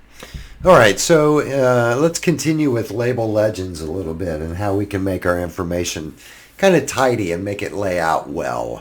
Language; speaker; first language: English; native; English